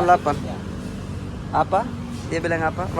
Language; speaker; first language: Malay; non-native, learner; Urdu